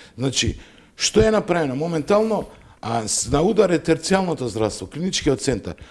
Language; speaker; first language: Macedonian; native; Macedonian